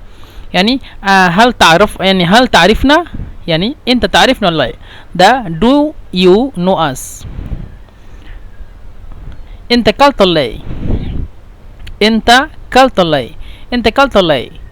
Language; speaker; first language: Arabic; non-native, fluent; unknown